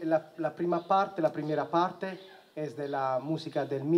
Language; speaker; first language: Spanish; non-native, learner; Italian